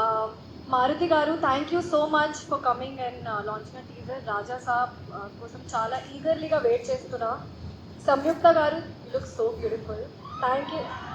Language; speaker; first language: Telugu; non-native, local second language; Hindi